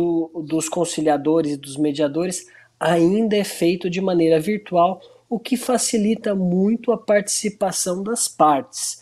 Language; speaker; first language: Portuguese; native; Portuguese